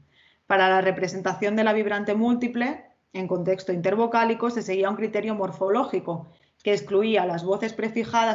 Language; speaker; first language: Spanish; native; Spanish